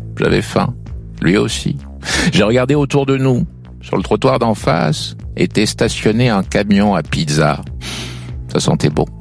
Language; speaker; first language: French; native; French